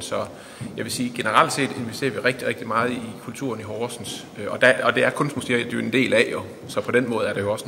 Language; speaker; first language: Danish; native; Danish